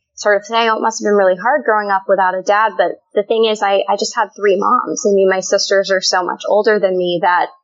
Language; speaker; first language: English; native; English